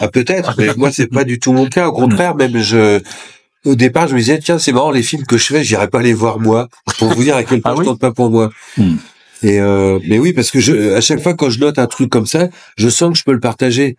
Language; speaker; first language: French; native; French